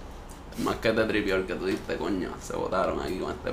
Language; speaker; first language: Spanish; native; Spanish